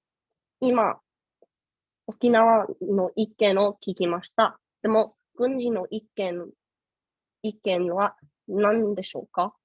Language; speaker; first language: Japanese; non-native, learner; English